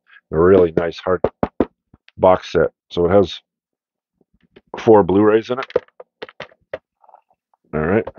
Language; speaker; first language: English; native; English